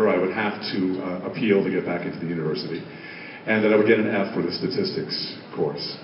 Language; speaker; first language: English; native; English